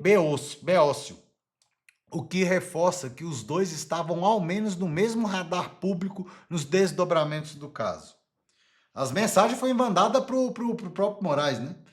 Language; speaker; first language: Portuguese; native; Portuguese